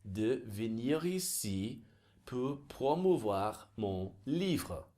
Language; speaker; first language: French; non-native, fluent; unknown